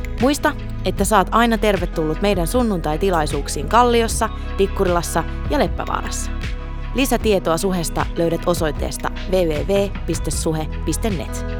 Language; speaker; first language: Finnish; native; Finnish